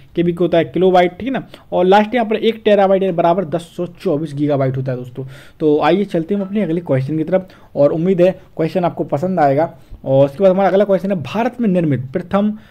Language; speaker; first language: Hindi; native; Hindi